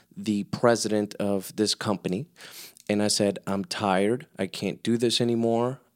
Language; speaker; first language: English; early bilingual, other home language; Spanish